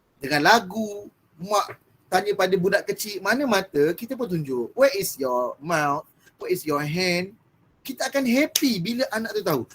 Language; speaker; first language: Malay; native; Malay